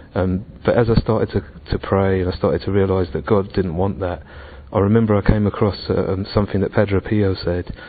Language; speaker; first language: English; native; English